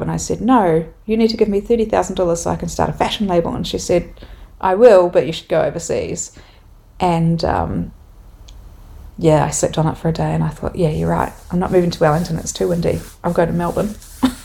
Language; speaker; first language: English; native; English